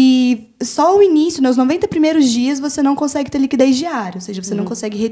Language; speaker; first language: Portuguese; native; Portuguese